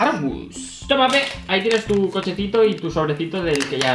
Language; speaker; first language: Spanish; native; Spanish